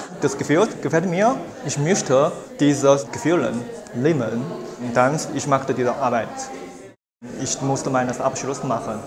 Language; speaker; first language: German; non-native, learner; Chinese